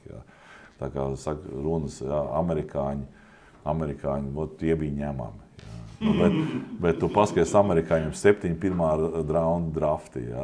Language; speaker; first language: Latvian; native; Latvian